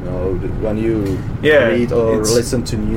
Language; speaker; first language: English; non-native, fluent; Czech